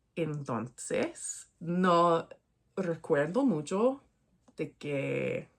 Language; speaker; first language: Spanish; non-native, learner; English